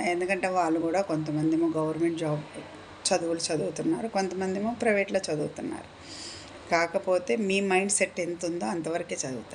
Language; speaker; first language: Telugu; native; Telugu